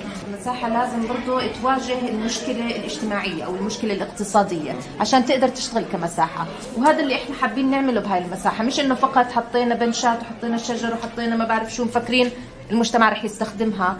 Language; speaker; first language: Arabic; native; Arabic